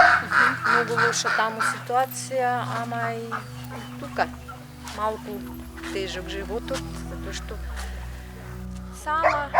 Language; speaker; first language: Macedonian; non-native, learner; Russian